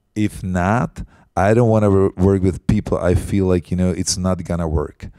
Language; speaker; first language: English; non-native, fluent; Czech